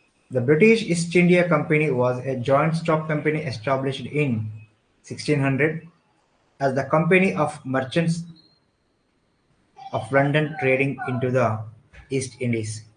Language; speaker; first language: English; non-native, local second language; Telugu